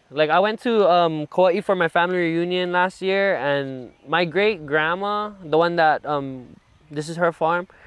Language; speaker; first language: English; native; English